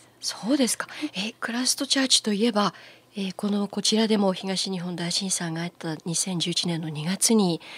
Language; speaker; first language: Japanese; native; Japanese